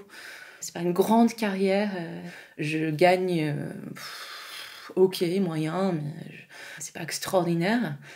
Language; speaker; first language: French; non-native, fluent; English